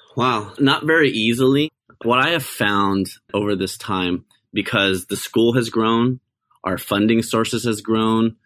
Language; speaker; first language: English; native; English